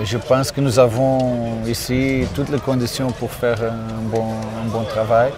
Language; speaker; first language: French; non-native, learner; Portuguese